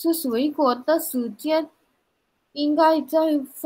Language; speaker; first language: Chinese; non-native, learner; Indonesian